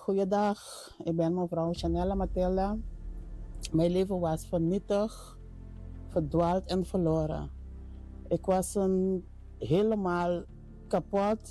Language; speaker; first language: Dutch; non-native, learner; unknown